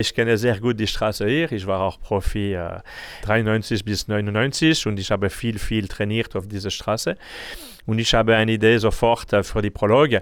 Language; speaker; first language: German; non-native, learner; French